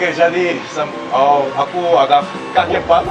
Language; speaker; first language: Indonesian; non-native, fluent; Korean